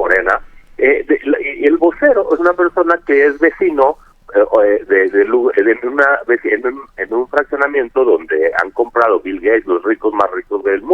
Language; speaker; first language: Spanish; native; Spanish